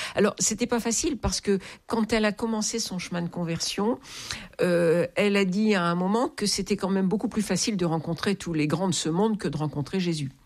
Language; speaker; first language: French; native; French